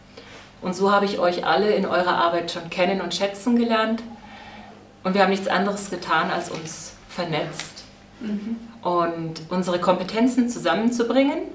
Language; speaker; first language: German; native; German